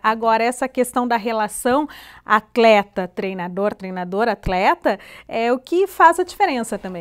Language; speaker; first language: Portuguese; native; Portuguese